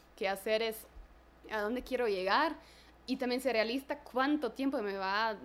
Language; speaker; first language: Spanish; non-native, fluent; German